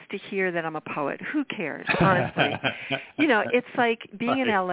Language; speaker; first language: English; native; English